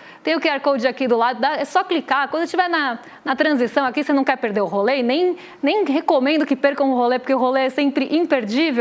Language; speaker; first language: Portuguese; native; Portuguese